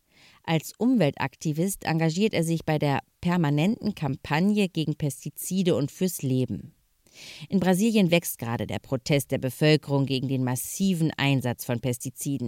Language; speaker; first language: German; native; German